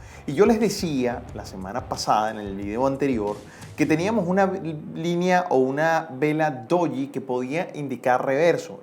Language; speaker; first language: Spanish; native; Spanish